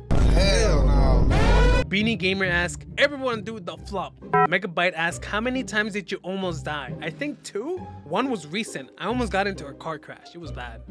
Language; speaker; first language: English; native; English